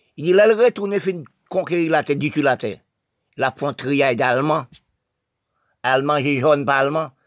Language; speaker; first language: French; non-native, local second language; Haitian Creole